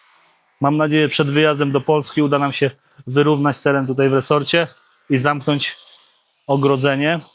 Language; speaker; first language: Polish; native; Polish